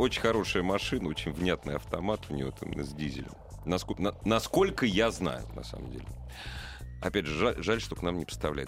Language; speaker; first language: Russian; native; Russian